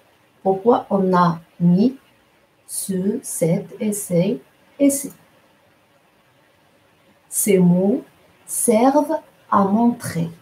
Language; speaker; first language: French; non-native, local second language; Arabic